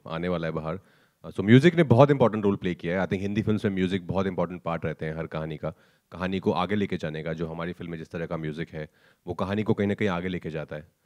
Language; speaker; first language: Hindi; native; Hindi